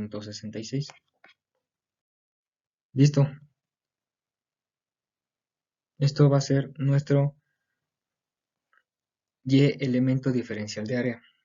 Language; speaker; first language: Spanish; native; Spanish